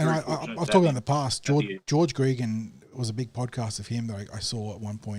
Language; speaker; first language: English; native; English